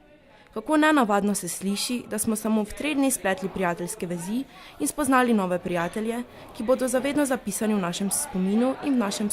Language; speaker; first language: Slovenian; native; Slovenian